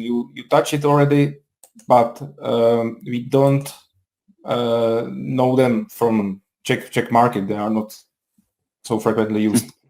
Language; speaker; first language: English; non-native, fluent; Czech